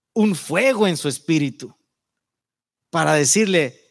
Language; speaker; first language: Spanish; native; Spanish